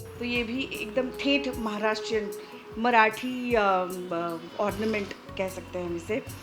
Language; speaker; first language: Hindi; non-native, local second language; Marathi